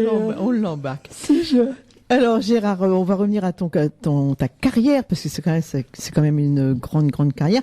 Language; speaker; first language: French; native; French